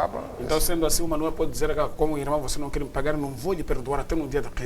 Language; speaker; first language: Portuguese; native; Portuguese